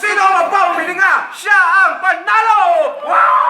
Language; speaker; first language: Filipino; non-native, local second language; Cebuano